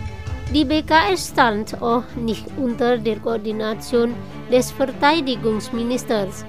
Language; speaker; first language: German; non-native, fluent; Indonesian